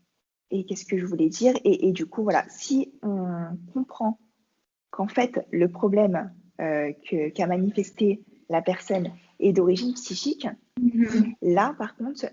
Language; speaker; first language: French; native; French